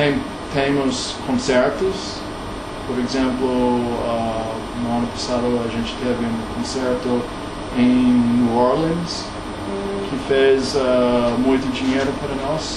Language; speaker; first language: Portuguese; non-native, learner; English